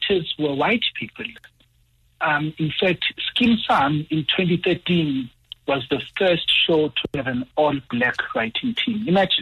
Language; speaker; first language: English; non-native, local second language; Zulu